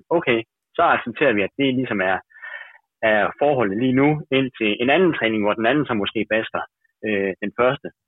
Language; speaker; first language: Danish; native; Danish